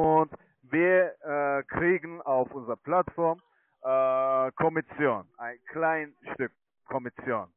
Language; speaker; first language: German; non-native, learner; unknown